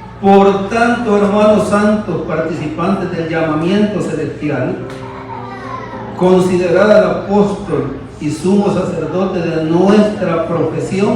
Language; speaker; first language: Spanish; native; Spanish